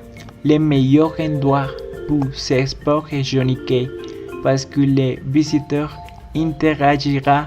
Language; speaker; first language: French; non-native, learner; Spanish